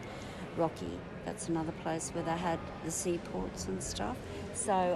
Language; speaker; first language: English; native; English